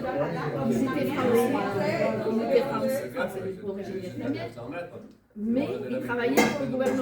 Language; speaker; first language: French; early bilingual, other home language; Vietnamese